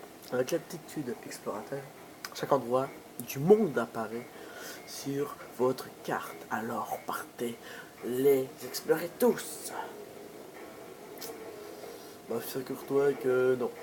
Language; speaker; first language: French; native; French